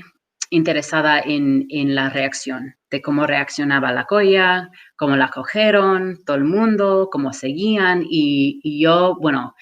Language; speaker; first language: Spanish; non-native, fluent; English